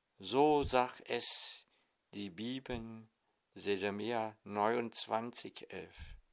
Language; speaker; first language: German; non-native, fluent; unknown